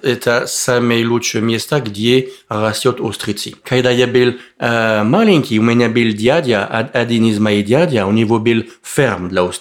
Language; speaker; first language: Russian; non-native, learner; French